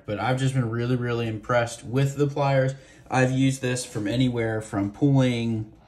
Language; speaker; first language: English; native; English